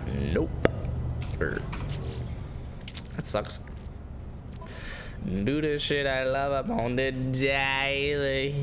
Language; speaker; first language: English; native; English